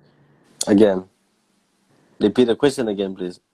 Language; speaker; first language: English; non-native, learner; Thai